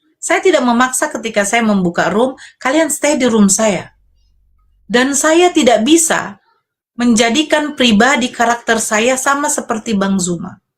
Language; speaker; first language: Indonesian; native; Indonesian